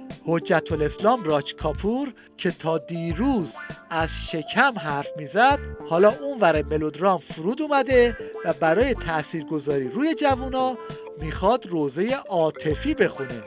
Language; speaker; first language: Persian; native; Persian